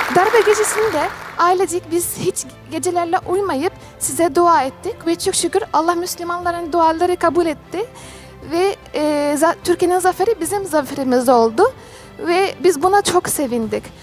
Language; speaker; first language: Turkish; non-native, fluent; Arabic